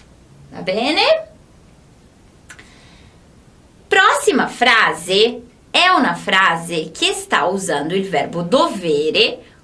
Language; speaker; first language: Italian; non-native, fluent; Portuguese